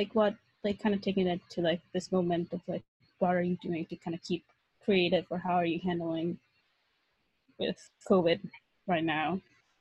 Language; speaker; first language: English; non-native, fluent; Spanish